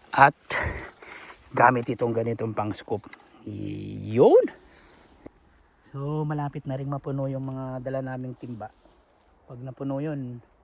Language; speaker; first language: Filipino; non-native, local second language; Pampanga